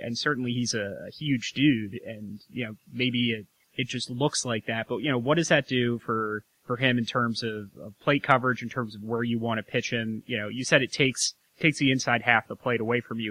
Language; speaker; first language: English; native; English